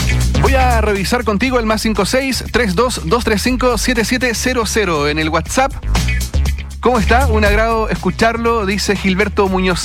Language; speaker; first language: Spanish; native; Spanish